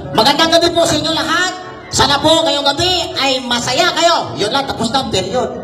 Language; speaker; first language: Filipino; non-native, local second language; Hiligaynon